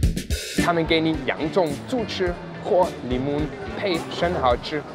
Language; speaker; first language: Chinese; non-native, fluent; German